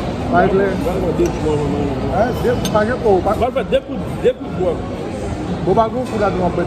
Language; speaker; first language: French; non-native, learner; Haitian Creole